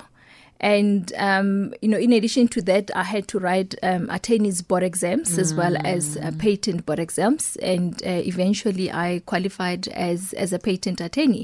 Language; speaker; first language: English; non-native, local second language; Northern Sotho